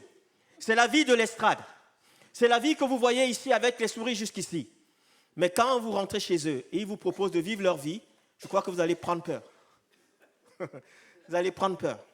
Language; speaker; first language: French; native; French